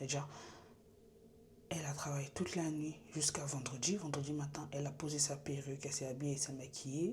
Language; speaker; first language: French; native; French